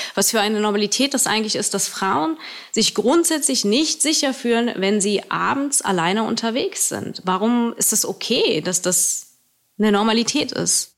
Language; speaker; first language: German; early bilingual, other home language; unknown